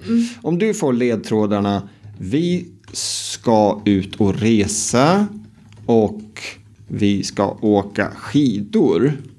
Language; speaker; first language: Swedish; native; Swedish